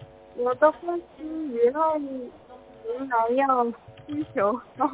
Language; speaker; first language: Chinese; non-native, learner; Korean